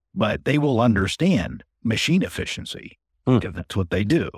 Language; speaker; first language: English; native; English